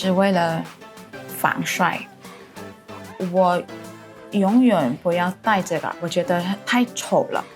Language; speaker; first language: Chinese; non-native, fluent; Thai